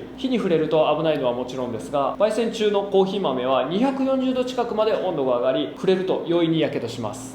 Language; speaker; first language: Japanese; native; Japanese